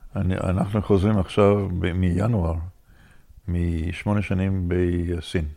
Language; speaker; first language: Hebrew; non-native, fluent; English